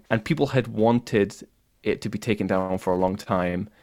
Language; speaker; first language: English; native; English